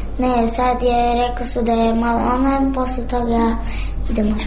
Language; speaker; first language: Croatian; non-native, learner; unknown